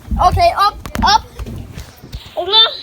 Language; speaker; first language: Danish; native; Danish